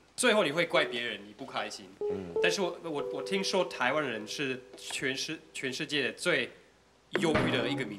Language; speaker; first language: Chinese; non-native, fluent; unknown